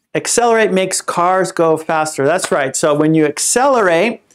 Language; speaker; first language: English; native; English